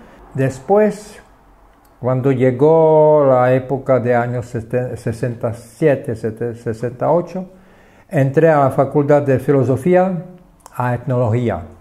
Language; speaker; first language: Spanish; non-native, fluent; Czech